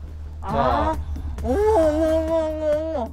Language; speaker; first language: Korean; native; Korean